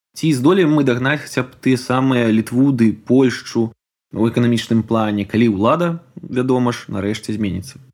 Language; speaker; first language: Belarusian; native; Belarusian